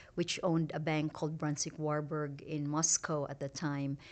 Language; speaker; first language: English; non-native, local second language; Hiligaynon